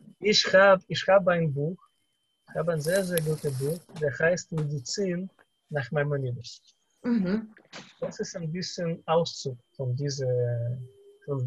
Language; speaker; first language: German; non-native, fluent; Russian